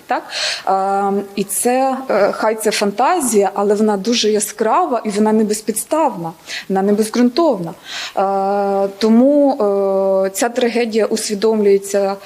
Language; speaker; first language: Ukrainian; native; Ukrainian